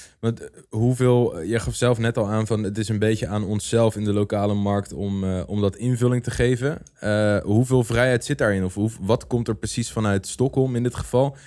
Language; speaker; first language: Dutch; native; Dutch